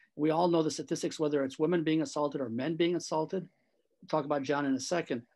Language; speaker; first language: English; native; English